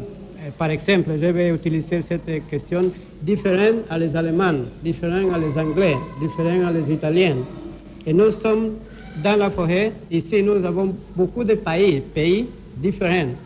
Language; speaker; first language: French; non-native, learner; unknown